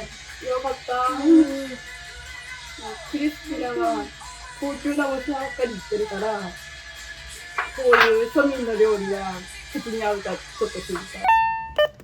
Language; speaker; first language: Japanese; native; Japanese